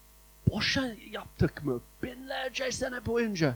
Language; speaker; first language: Turkish; non-native, fluent; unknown